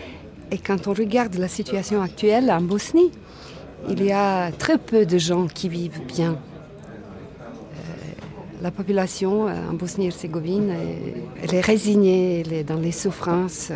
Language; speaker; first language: French; non-native, fluent; Bosnian